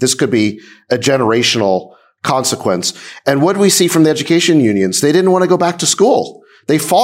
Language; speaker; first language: English; native; English